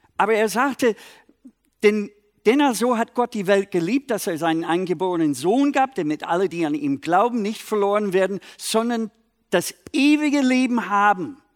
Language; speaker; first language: German; non-native, fluent; English